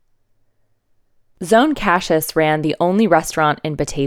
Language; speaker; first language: English; native; English